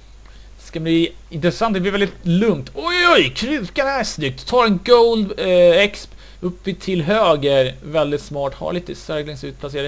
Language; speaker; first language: Swedish; native; Swedish